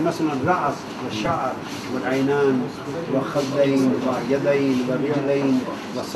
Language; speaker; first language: Arabic; non-native, learner; Urdu